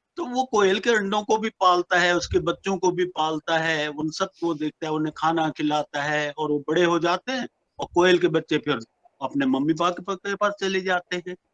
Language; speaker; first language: Hindi; non-native, local second language; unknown